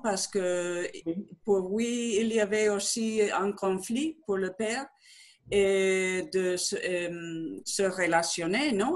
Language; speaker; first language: French; non-native, learner; Spanish